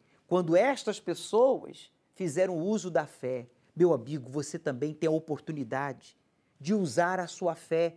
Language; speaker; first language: Portuguese; native; Portuguese